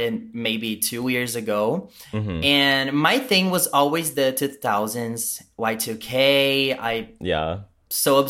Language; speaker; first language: English; non-native, fluent; Portuguese